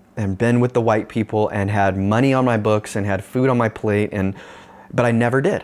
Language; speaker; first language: English; native; English